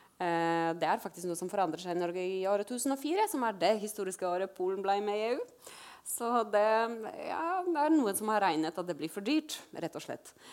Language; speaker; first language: Norwegian; non-native, fluent; Polish